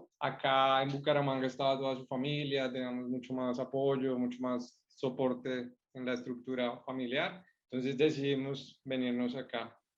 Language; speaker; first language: Spanish; native; Spanish